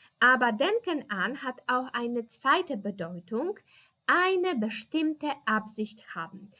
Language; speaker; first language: German; non-native, fluent; Polish